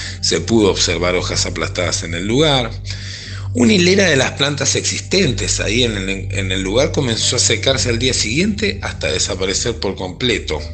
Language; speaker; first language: Spanish; native; Spanish